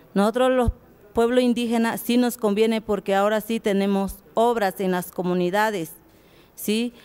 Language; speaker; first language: Spanish; non-native, local second language; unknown